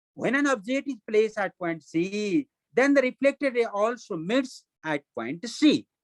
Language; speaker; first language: English; non-native, local second language; Nepali